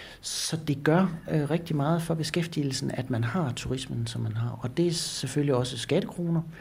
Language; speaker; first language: Danish; native; Danish